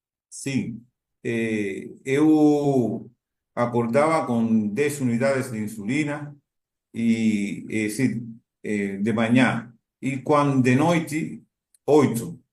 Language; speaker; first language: Portuguese; non-native, learner; Spanish